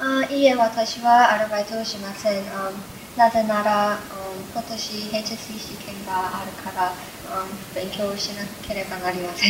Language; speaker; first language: Japanese; non-native, learner; English